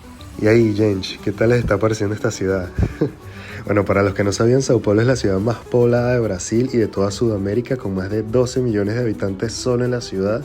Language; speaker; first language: Spanish; native; Spanish